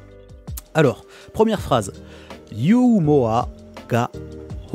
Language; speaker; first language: Japanese; non-native, learner; French